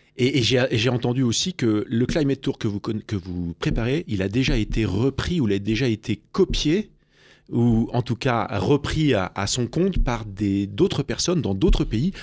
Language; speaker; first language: French; native; French